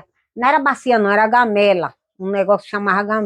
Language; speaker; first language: Portuguese; native; Portuguese